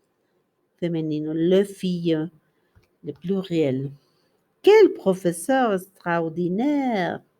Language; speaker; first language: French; non-native, fluent; Spanish